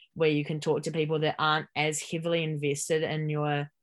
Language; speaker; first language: English; native; English